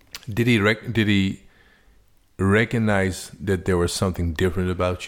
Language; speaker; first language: English; non-native, fluent; Dutch